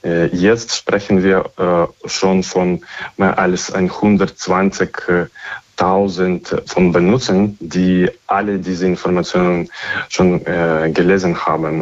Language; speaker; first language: German; non-native, fluent; Ukrainian